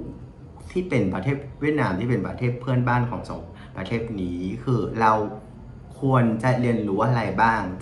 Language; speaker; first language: Thai; non-native, fluent; Vietnamese